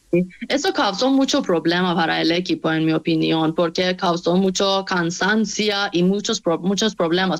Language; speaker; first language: Spanish; non-native, fluent; Persian